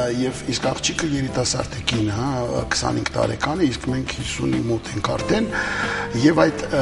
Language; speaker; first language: Armenian; early bilingual, heritage; Armenian